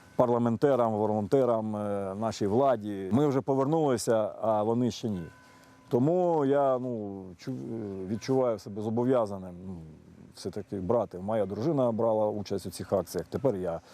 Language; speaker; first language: Ukrainian; native; Ukrainian